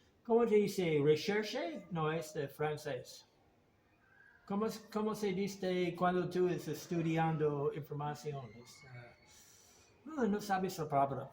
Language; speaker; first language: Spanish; non-native, learner; English